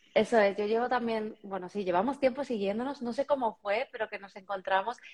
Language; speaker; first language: Spanish; native; Spanish